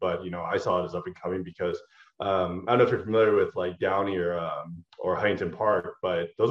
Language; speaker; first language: English; native; English